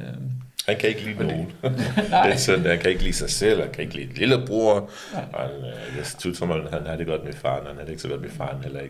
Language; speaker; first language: Danish; early bilingual, other home language; English